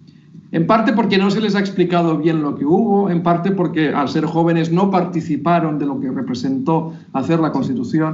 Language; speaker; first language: Spanish; native; Spanish